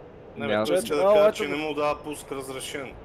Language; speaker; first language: Bulgarian; native; Bulgarian